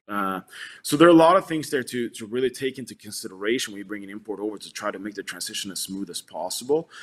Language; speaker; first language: English; non-native, fluent; Swedish